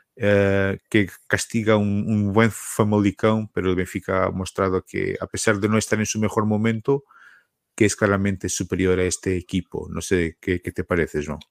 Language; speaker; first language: Spanish; non-native, fluent; Portuguese